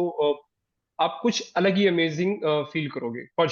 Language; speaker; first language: Hindi; native; Hindi